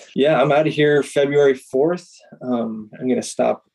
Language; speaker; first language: English; native; English